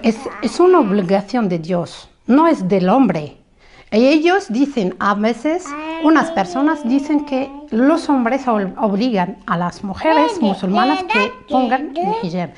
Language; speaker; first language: Spanish; non-native, fluent; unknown